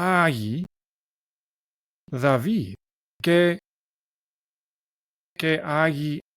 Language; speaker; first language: Greek; non-native, learner; English